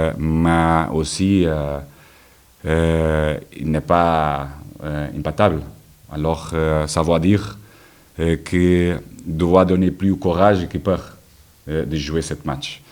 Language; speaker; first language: French; non-native, learner; Portuguese